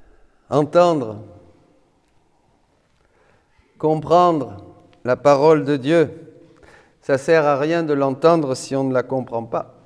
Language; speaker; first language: French; native; French